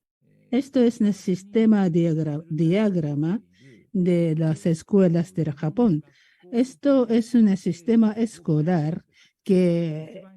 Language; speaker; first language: Spanish; non-native, learner; Japanese